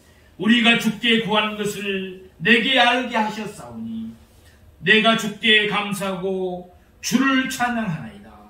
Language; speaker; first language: Korean; native; Korean